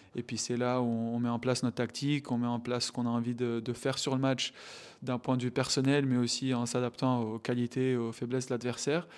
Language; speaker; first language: French; non-native, local second language; Arabic